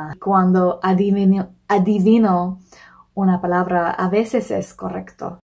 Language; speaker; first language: Spanish; non-native, fluent; English